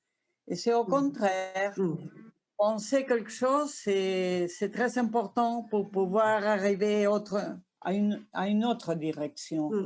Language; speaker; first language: French; non-native, fluent; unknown